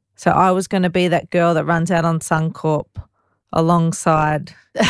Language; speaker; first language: English; native; English